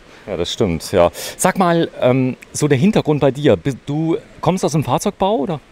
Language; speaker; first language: German; native; German